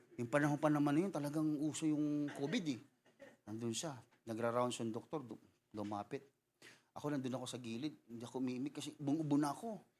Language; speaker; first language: Filipino; non-native, local second language; Cebuano